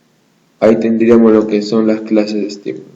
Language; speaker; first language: Spanish; native; Spanish